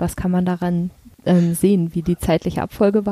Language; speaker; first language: German; native; German